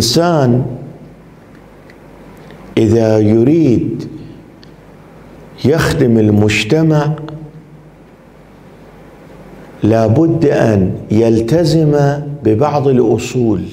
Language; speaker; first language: Arabic; non-native, fluent; Persian